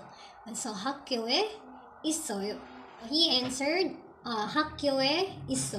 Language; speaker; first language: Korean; non-native, fluent; Filipino